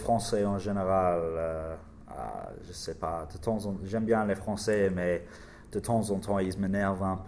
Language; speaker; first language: French; non-native, learner; English